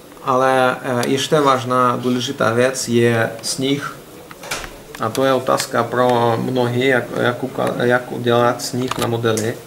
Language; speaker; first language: Czech; non-native, learner; Russian